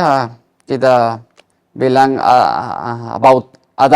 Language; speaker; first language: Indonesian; non-native, learner; Spanish